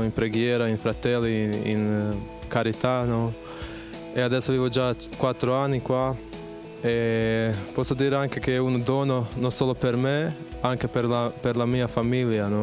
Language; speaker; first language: Italian; non-native, fluent; Bosnian